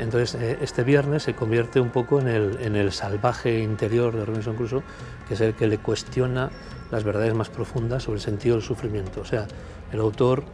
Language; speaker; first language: Spanish; native; Spanish